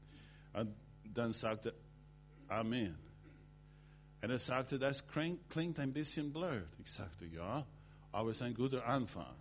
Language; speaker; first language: German; non-native, fluent; English